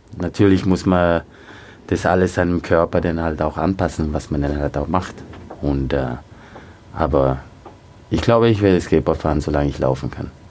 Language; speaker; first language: German; early bilingual, other home language; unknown